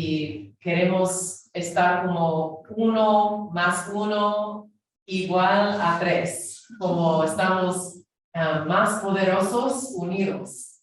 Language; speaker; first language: Spanish; non-native, fluent; English